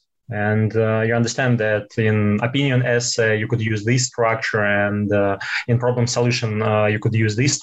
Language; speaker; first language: English; non-native, fluent; Russian